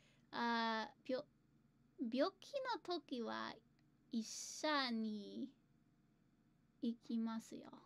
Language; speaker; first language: Japanese; non-native, learner; English